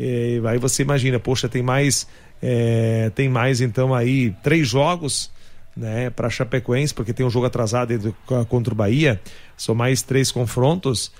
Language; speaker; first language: Portuguese; native; Portuguese